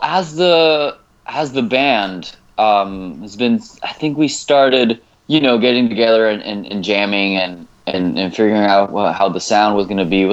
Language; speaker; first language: English; non-native, fluent; Spanish